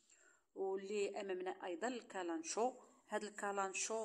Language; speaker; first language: Arabic; native; Arabic